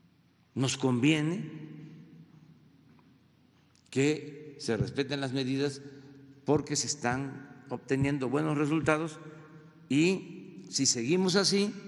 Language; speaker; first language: Spanish; native; Spanish